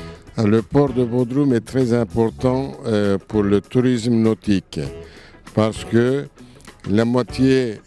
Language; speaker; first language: French; non-native, fluent; Turkish